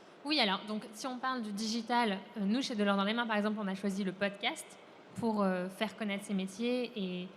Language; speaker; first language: French; native; French